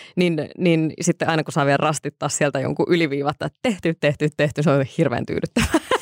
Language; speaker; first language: Finnish; native; Finnish